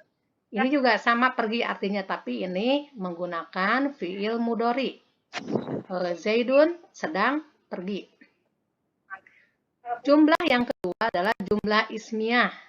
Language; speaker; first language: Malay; non-native, local second language; Sundanese